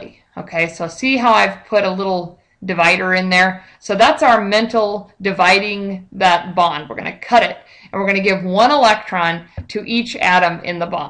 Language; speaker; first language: English; native; English